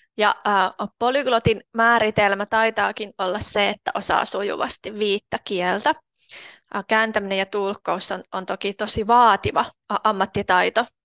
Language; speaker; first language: Finnish; non-native, fluent; Russian